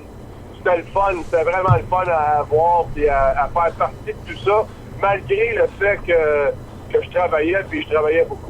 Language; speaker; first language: French; native; French